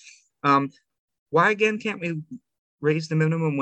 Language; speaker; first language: English; native; English